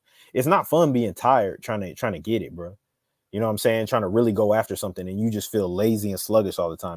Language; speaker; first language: English; native; English